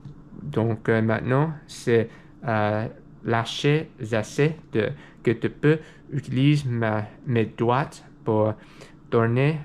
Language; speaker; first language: French; non-native, learner; English